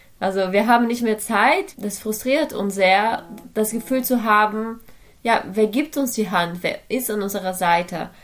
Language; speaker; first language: German; non-native, fluent; Portuguese